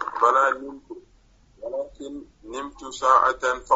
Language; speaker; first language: Arabic; non-native, learner; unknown